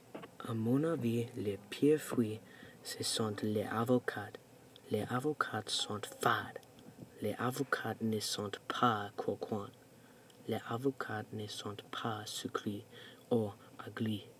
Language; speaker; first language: French; non-native, learner; English